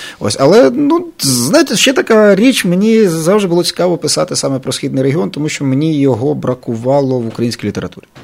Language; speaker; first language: Ukrainian; native; Ukrainian